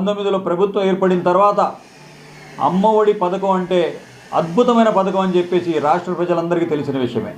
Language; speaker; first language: Telugu; native; Telugu